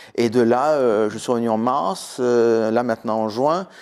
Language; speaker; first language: French; native; French